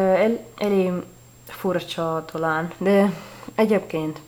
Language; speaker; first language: Hungarian; non-native, learner; Italian